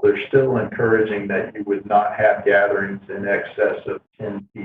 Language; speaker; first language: English; native; English